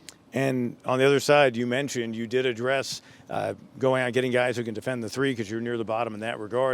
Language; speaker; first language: English; native; English